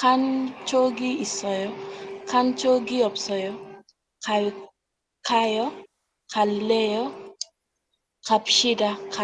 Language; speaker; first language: Korean; non-native, learner; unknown